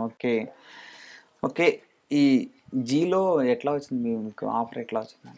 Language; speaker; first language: Telugu; native; Telugu